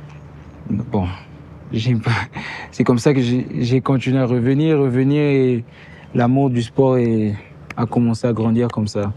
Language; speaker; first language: French; early bilingual, heritage; Lingala